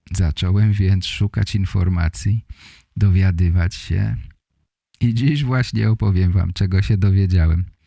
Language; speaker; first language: Polish; native; Polish